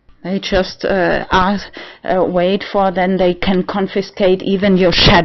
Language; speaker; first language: English; non-native, learner; German